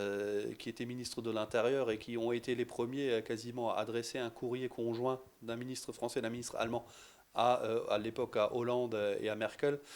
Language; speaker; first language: French; native; French